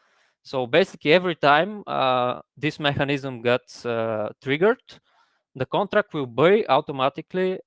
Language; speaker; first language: English; non-native, fluent; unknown